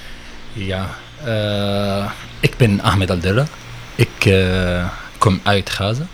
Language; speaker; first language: Dutch; non-native, learner; Arabic